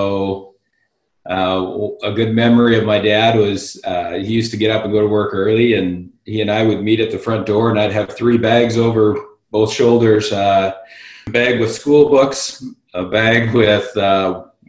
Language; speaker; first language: English; native; English